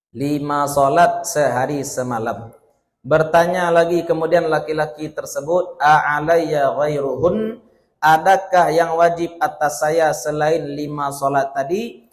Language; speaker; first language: Malay; native; Malay